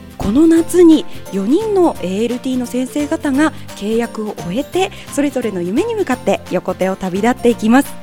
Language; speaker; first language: Japanese; native; Japanese